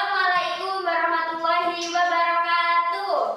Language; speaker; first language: Indonesian; native; Indonesian